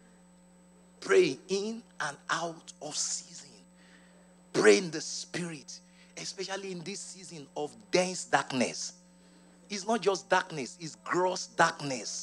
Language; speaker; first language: English; non-native, local second language; Yoruba